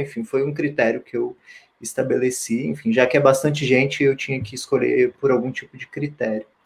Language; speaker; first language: Portuguese; native; Portuguese